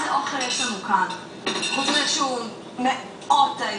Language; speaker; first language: Hebrew; native; Hebrew